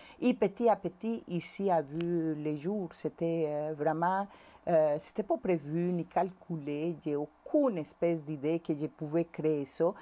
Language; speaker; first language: French; non-native, fluent; Spanish